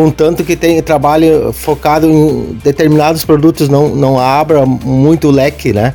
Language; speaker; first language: Portuguese; native; Portuguese